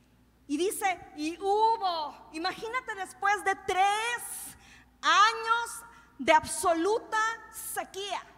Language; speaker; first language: Spanish; native; Spanish